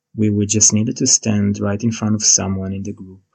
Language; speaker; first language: English; non-native, fluent; Hebrew